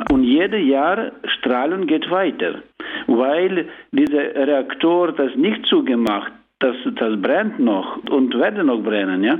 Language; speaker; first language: German; non-native, learner; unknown